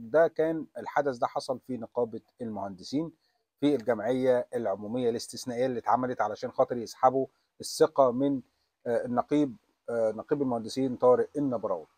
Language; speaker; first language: Arabic; native; Arabic